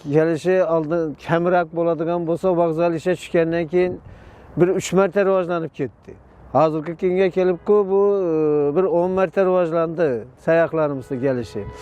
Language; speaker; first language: Uzbek; native; Uzbek